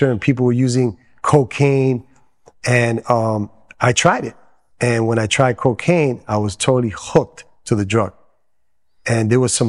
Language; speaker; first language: English; non-native, local second language; Spanish